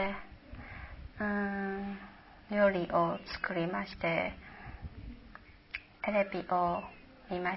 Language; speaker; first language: Japanese; non-native, learner; Chinese